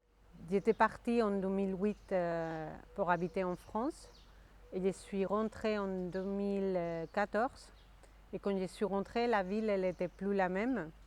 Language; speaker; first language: French; non-native, fluent; Spanish